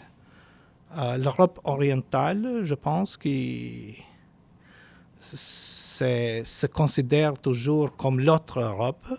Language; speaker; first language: French; non-native, fluent; Albanian